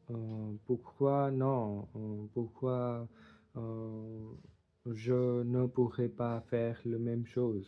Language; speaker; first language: French; non-native, learner; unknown